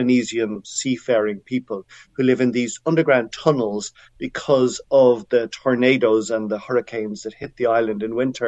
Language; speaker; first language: English; native; English